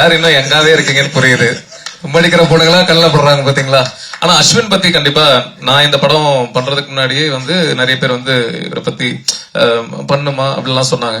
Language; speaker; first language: Tamil; native; Tamil